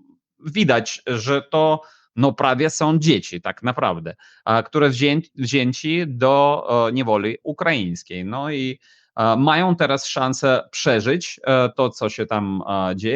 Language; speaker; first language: Polish; non-native, fluent; Ukrainian